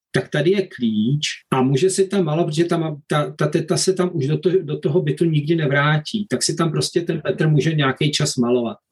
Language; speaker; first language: Czech; native; Czech